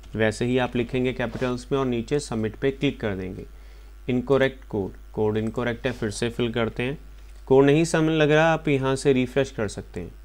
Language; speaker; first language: Hindi; non-native, local second language; Punjabi